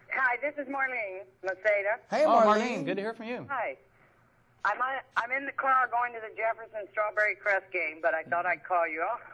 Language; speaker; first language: English; native; English